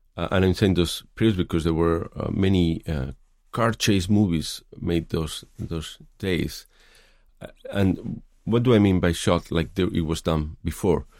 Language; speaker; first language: English; non-native, fluent; Spanish